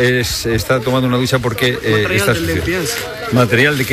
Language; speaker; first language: Spanish; native; Spanish